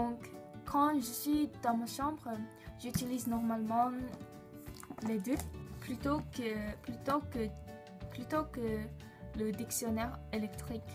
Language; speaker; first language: French; non-native, learner; Japanese